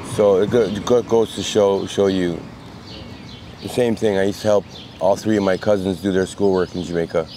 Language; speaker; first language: English; native; English